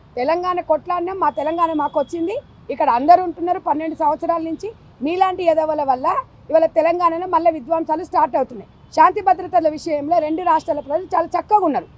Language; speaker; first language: Telugu; native; Telugu